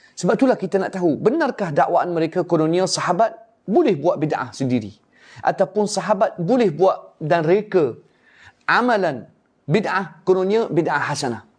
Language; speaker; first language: Malay; non-native, fluent; Arabic